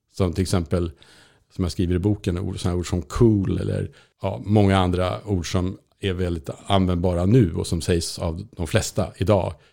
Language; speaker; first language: Swedish; native; Swedish